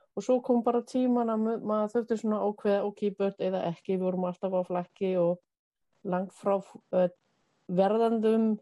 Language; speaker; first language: Icelandic; non-native, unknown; German